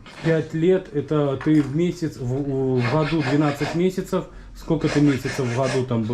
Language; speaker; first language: Russian; native; Russian